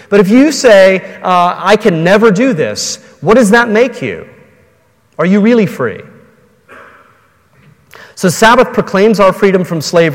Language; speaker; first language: English; native; English